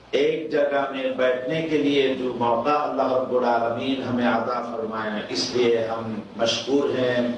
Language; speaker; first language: Urdu; non-native, fluent; Bangla